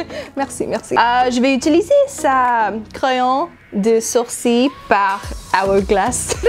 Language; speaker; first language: French; non-native, learner; English